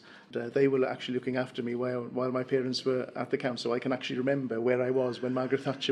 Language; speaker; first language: English; non-native, local second language; Welsh